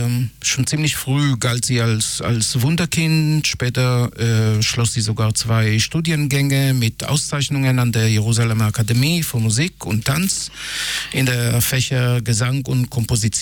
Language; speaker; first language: German; non-native, fluent; Hebrew